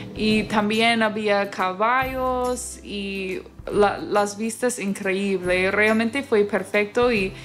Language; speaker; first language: Spanish; non-native, fluent; English